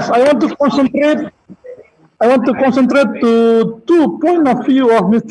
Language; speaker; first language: English; non-native, learner; Indonesian